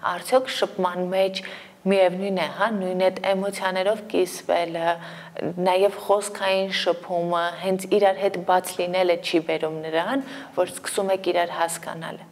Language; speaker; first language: Armenian; native; Armenian